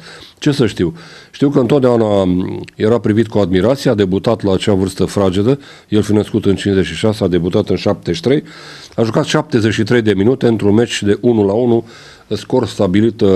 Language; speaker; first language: Romanian; native; Romanian